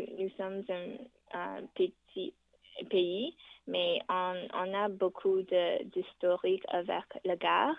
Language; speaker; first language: French; non-native, fluent; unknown